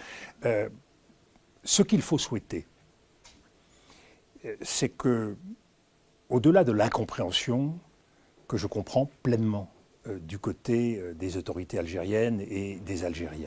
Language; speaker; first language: French; native; French